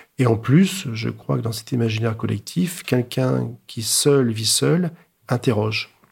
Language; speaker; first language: French; native; French